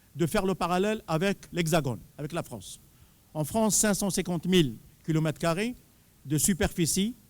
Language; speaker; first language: French; non-native, local second language; Arabic